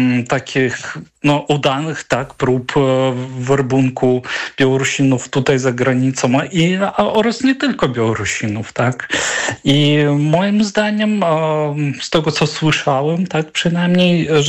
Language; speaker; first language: Polish; non-native, fluent; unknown